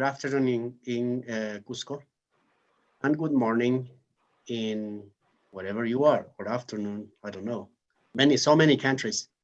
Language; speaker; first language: English; non-native, fluent; Spanish